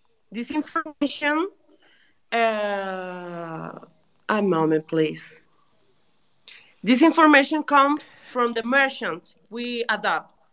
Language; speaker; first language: English; non-native, learner; Spanish